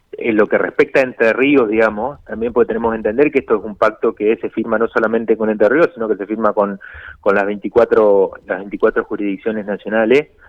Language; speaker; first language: Spanish; native; Spanish